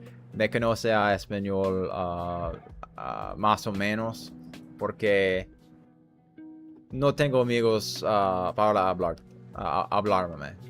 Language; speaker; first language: Spanish; non-native, learner; English